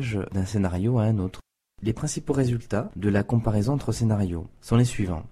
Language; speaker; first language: French; native; French